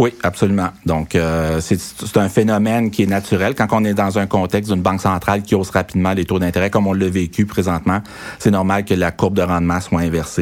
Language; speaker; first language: French; native; French